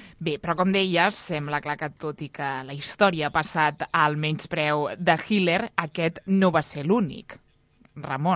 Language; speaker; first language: Catalan; native; Catalan